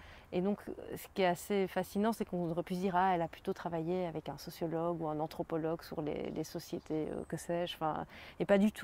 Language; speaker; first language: French; native; French